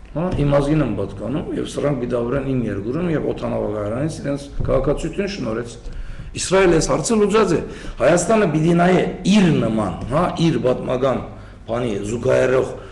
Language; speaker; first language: Armenian; early bilingual, heritage; Armenian